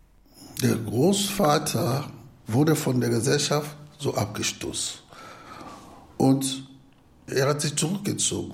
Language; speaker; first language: German; non-native, fluent; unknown